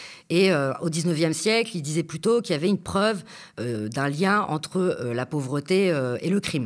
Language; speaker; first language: French; native; French